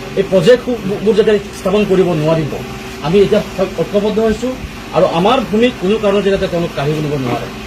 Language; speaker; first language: Assamese; non-native, local second language; Karbi